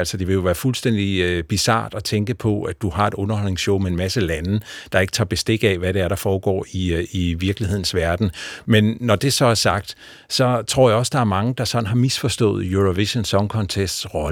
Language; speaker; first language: Danish; native; Danish